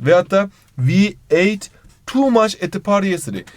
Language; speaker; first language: English; non-native, fluent; Turkish